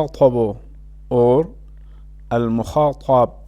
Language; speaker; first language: Arabic; non-native, learner; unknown